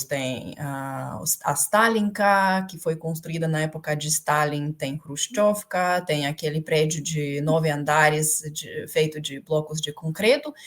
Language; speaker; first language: Portuguese; non-native, fluent; Ukrainian